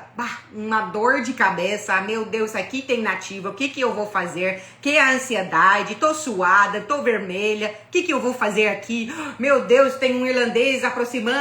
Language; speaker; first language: Portuguese; non-native, fluent; English